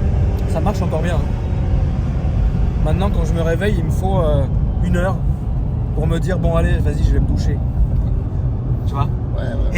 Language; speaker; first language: French; native; French